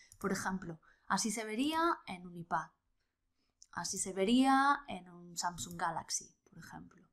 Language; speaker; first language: Spanish; native; Spanish